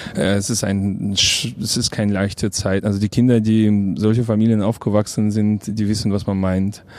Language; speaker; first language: German; non-native, fluent; Russian